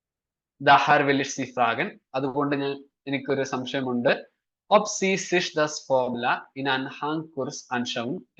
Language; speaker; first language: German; non-native, fluent; Malayalam